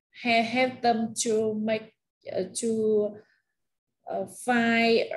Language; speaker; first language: English; non-native, learner; Vietnamese